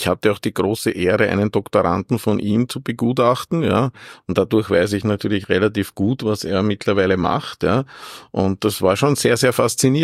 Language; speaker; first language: German; native; German